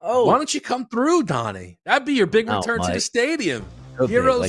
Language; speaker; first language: English; native; English